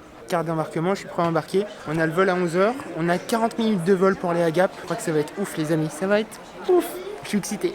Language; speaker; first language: French; native; French